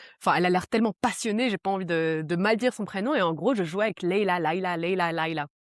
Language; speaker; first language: French; early bilingual, other home language; Portuguese